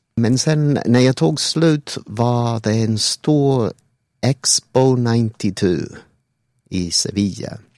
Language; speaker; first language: Swedish; non-native, fluent; English